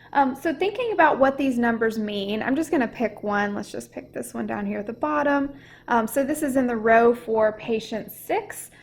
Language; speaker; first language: English; native; English